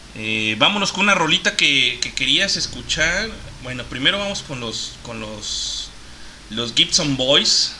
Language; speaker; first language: Spanish; native; Spanish